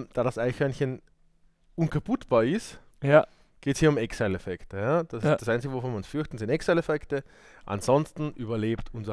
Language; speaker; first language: German; native; German